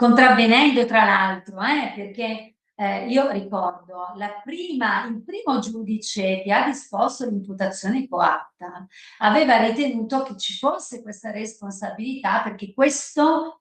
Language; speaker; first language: Italian; native; Italian